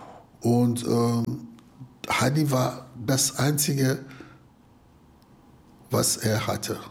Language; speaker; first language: German; non-native, fluent; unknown